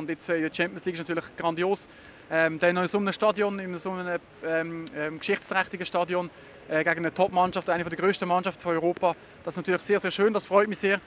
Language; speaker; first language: German; native; German